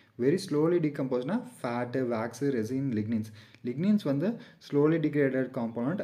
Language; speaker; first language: English; non-native, local second language; Tamil